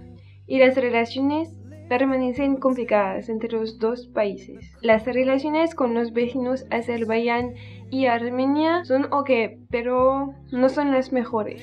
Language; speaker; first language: Spanish; non-native, learner; French